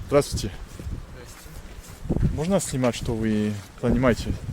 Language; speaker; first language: Russian; non-native, learner; French